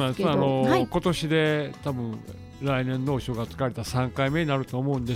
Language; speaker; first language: Japanese; native; Japanese